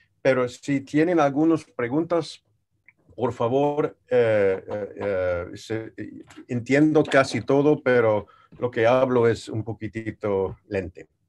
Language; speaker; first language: Spanish; non-native, learner; English